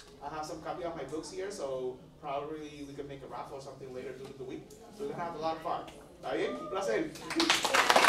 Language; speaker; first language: English; non-native, fluent; Spanish